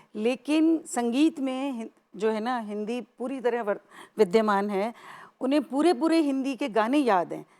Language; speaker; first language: Hindi; native; Hindi